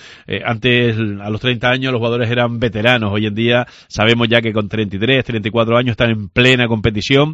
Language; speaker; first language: Spanish; native; Spanish